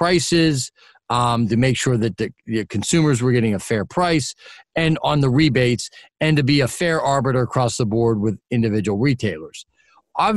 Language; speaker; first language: English; native; English